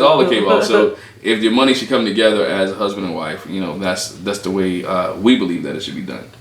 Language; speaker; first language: English; native; English